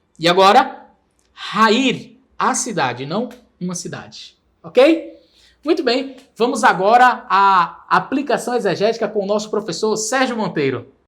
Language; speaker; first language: Portuguese; native; Portuguese